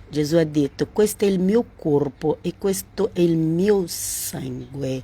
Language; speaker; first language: Italian; non-native, learner; Portuguese